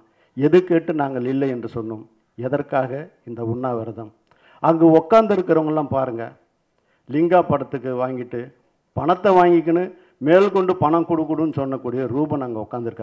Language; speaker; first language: Tamil; native; Tamil